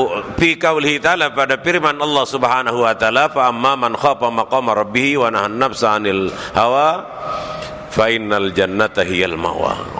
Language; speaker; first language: Indonesian; native; Indonesian